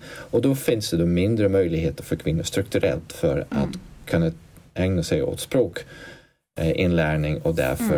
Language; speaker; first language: Swedish; non-native, fluent; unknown